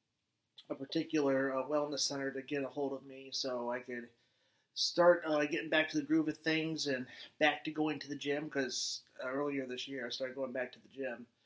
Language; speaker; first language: English; native; English